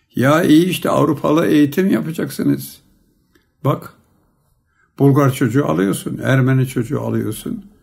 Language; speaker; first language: Turkish; native; Turkish